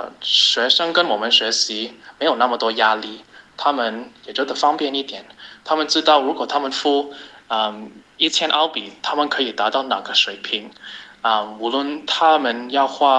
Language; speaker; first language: Chinese; non-native, fluent; English